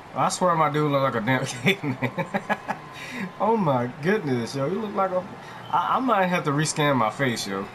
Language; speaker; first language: English; native; English